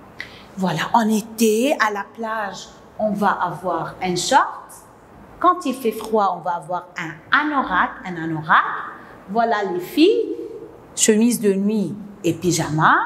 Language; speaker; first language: French; non-native, local second language; Arabic